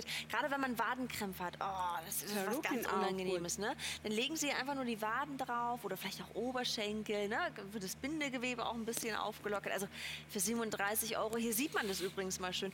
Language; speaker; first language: German; native; German